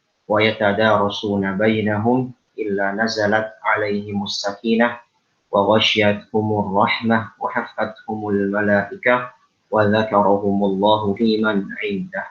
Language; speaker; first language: Arabic; non-native, fluent; Indonesian